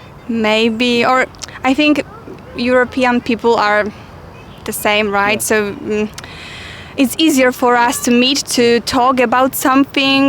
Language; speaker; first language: English; non-native, fluent; Polish